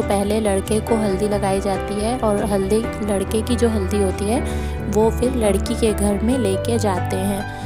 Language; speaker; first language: Hindi; non-native, local second language; Bangla